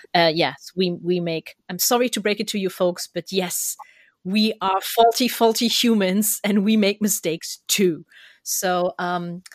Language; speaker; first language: English; non-native, fluent; German